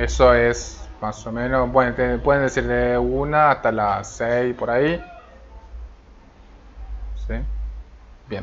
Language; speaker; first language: Spanish; non-native, fluent; Korean